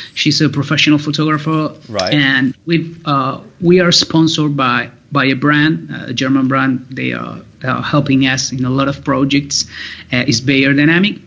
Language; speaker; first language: English; non-native, fluent; Spanish